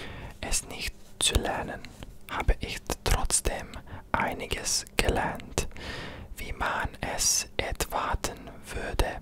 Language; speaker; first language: German; non-native, learner; English